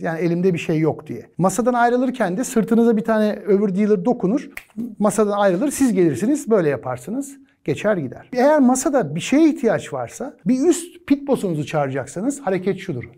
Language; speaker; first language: Turkish; native; Turkish